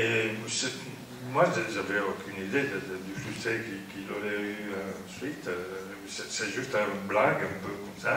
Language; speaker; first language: French; non-native, fluent; Italian